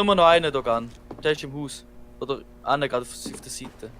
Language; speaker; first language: German; native; German